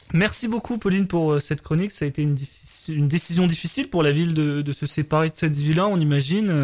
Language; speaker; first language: French; native; French